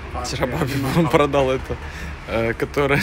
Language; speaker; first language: Russian; native; Russian